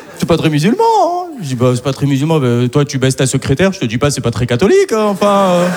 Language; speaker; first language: French; early bilingual, other home language; Arabic